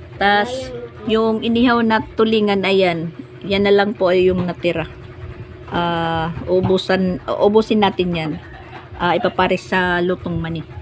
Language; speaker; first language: Filipino; native; Filipino